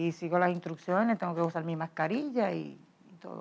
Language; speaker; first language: Spanish; native; Spanish